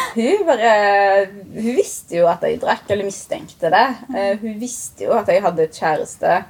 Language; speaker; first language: Norwegian; early bilingual, other home language; Arabic